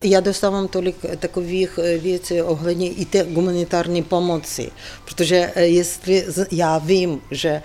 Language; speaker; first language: Czech; non-native, fluent; Ukrainian